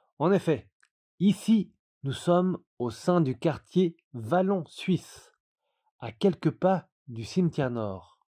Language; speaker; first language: French; native; French